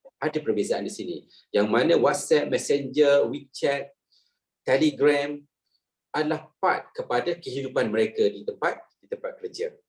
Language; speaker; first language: Malay; native; Malay